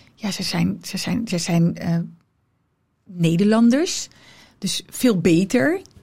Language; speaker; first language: Dutch; early bilingual, other home language; Riffian